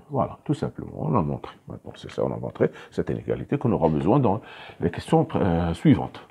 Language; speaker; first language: French; non-native, local second language; Arabic